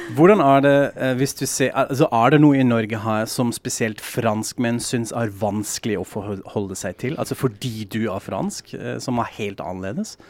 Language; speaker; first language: Norwegian; non-native, fluent; German